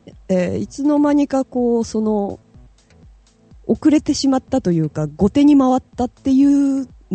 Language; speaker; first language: Japanese; native; Japanese